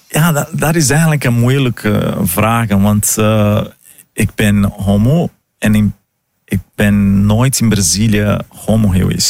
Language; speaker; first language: Dutch; non-native, fluent; Portuguese